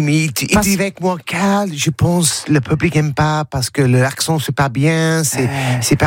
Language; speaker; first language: French; non-native, learner; English